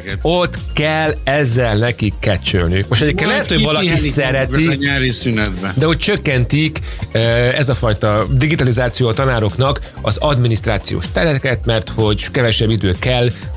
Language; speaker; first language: Hungarian; native; Hungarian